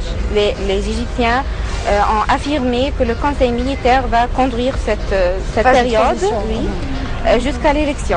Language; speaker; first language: French; non-native, fluent; Arabic